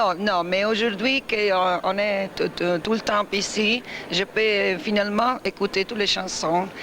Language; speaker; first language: French; non-native, fluent; Italian